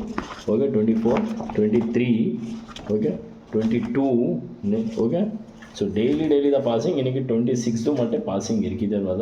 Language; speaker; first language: Tamil; non-native, learner; Kannada